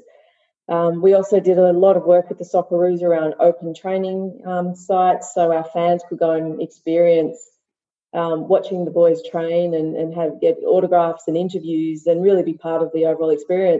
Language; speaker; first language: English; native; English